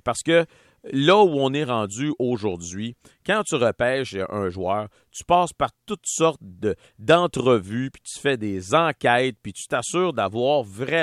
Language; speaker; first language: French; native; French